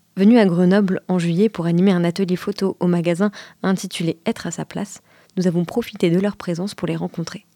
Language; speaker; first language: French; native; French